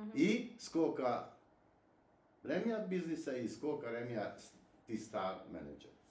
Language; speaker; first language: Russian; non-native, learner; Hungarian